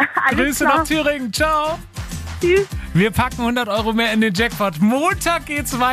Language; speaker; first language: German; native; German